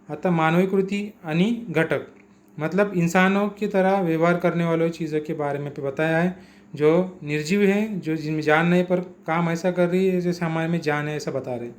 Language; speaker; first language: Hindi; non-native, local second language; Marathi